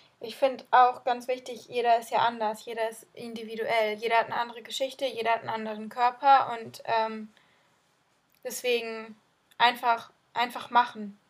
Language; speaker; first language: German; native; German